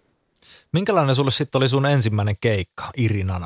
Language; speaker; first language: Finnish; native; Finnish